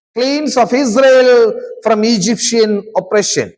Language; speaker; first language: English; non-native, local second language; Telugu